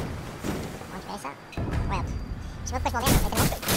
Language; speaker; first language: French; native; French